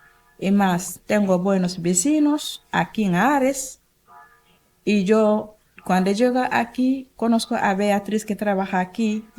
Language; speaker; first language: Spanish; non-native, learner; Wolof